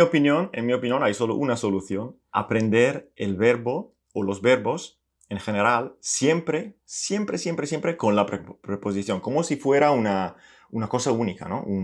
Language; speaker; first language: Spanish; non-native, fluent; Italian